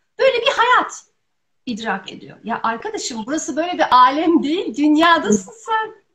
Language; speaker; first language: Turkish; early bilingual, heritage; Turkish